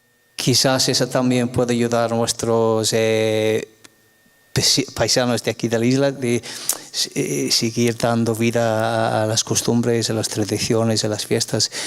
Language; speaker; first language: Spanish; non-native, fluent; English